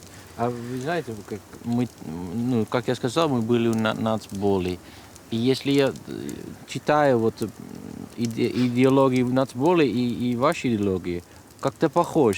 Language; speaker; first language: Russian; non-native, learner; Dutch